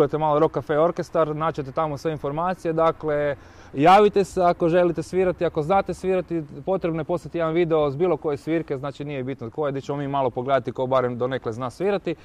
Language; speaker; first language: Croatian; native; Croatian